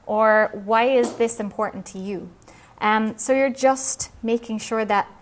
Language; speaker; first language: English; native; English